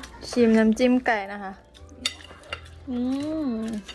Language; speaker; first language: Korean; non-native, learner; Thai